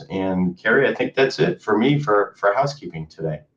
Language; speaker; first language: English; native; English